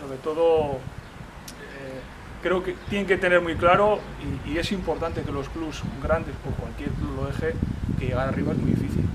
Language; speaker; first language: Spanish; native; Spanish